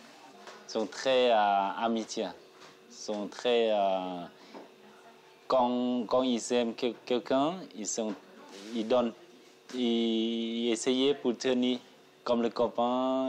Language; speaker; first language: French; non-native, learner; Thai